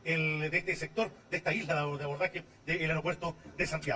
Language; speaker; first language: Spanish; native; Spanish